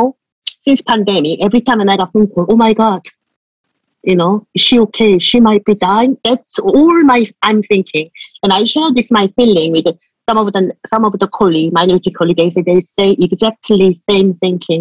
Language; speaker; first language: English; non-native, fluent; Korean